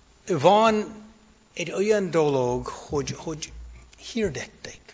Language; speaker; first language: Hungarian; non-native, fluent; English